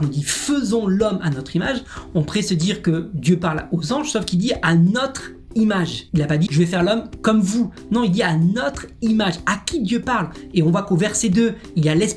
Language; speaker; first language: French; native; French